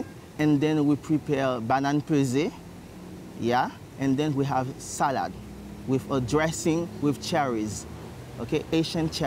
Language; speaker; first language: English; non-native, learner; Haitian Creole